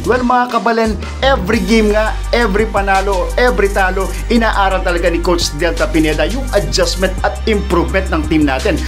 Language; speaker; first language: Filipino; non-native, local second language; Pampanga